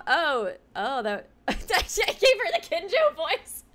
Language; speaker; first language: English; native; English